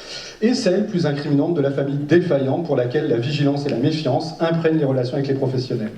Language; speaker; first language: French; native; French